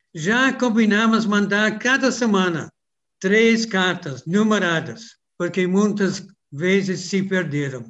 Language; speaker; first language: Portuguese; non-native, fluent; English